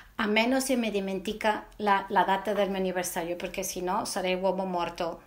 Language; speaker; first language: Italian; non-native, fluent; Spanish